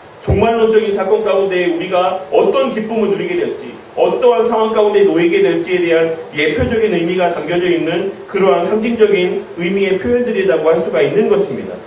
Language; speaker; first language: Korean; native; Korean